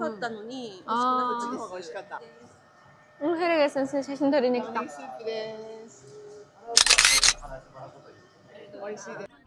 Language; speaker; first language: Japanese; non-native, learner; Mongolian